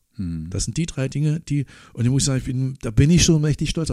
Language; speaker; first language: German; non-native, local second language; English